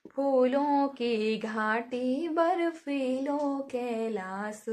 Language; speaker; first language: Hindi; native; Hindi